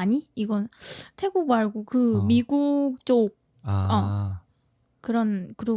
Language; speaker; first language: Korean; non-native, fluent; Thai